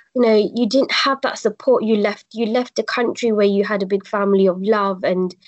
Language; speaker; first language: English; native; English